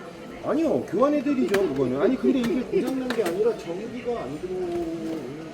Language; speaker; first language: Korean; native; Korean